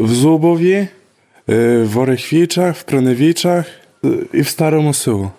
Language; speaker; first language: Polish; non-native, local second language; Belarusian